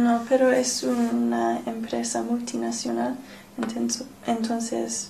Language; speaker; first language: Spanish; non-native, learner; English